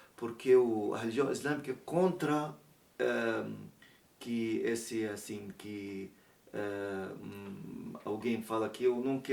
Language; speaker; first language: Portuguese; non-native, learner; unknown